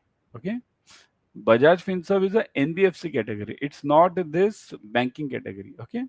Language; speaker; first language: English; non-native, local second language; Hindi